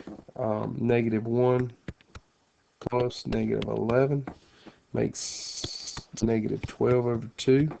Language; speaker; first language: English; native; English